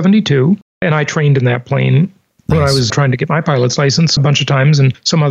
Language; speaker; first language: English; native; English